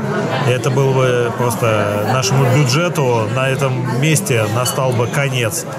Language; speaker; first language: Russian; native; Russian